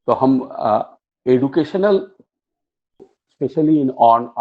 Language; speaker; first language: Hindi; native; Hindi